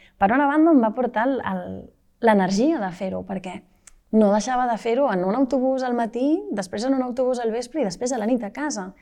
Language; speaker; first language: Catalan; native; Catalan